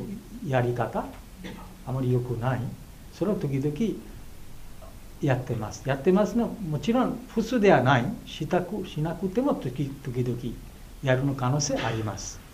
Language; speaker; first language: Japanese; non-native, fluent; Bangla